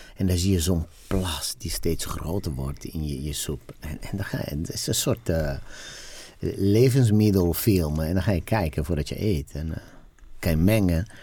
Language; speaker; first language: Dutch; non-native, fluent; Italian